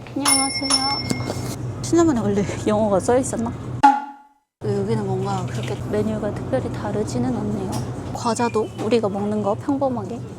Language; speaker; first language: Korean; native; Korean